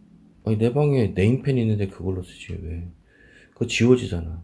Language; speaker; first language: Korean; native; Korean